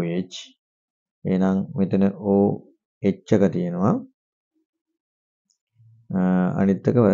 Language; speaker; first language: Sinhala; non-native, local second language; Tamil